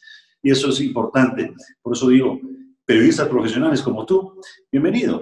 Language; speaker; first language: Spanish; native; Spanish